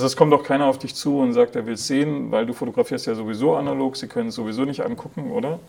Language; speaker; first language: German; native; German